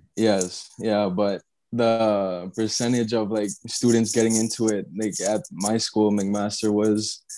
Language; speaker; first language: English; native; English